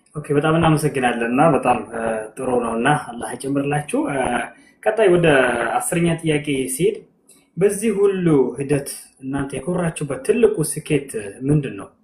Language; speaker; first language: Amharic; non-native, local second language; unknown